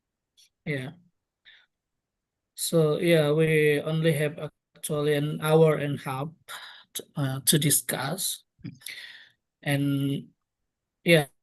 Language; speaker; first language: English; non-native, local second language; Indonesian